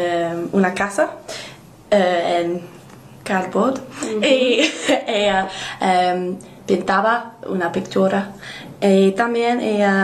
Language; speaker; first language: Spanish; non-native, learner; English